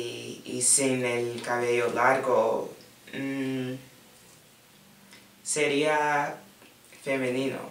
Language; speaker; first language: Spanish; non-native, learner; English